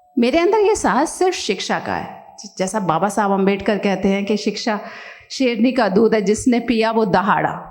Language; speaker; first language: Hindi; native; Hindi